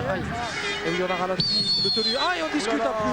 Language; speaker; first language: French; native; French